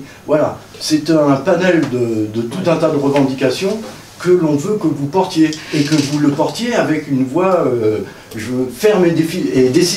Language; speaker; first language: French; native; French